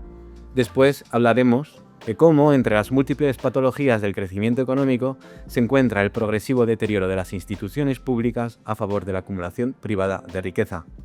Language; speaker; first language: Spanish; native; Spanish